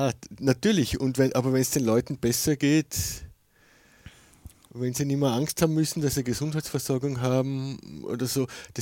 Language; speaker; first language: German; native; German